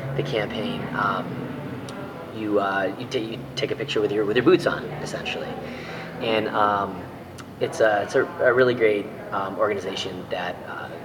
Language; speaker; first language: English; native; English